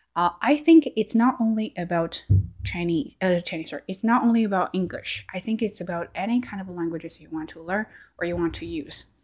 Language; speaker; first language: English; non-native, fluent; Chinese